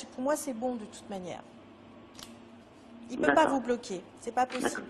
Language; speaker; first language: French; native; French